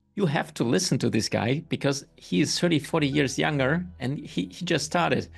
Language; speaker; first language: English; non-native, fluent; German